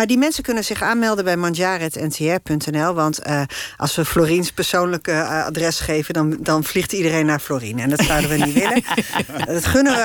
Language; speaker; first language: Dutch; native; Dutch